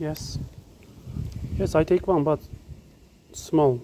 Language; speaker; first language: English; non-native, learner; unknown